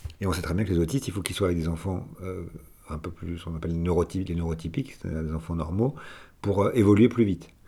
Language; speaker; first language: French; native; French